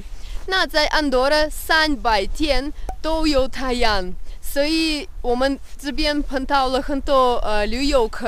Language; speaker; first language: Chinese; non-native, fluent; Russian